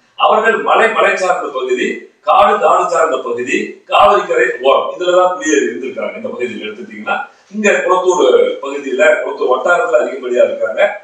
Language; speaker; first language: Tamil; native; Tamil